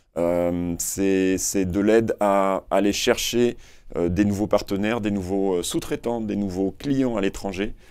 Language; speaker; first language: French; native; French